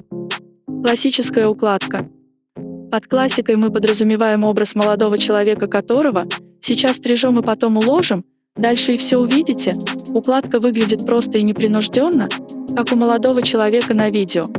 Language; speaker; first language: Russian; native; Russian